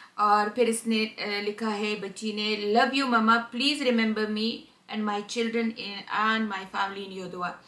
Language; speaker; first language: Hindi; non-native, local second language; Pashto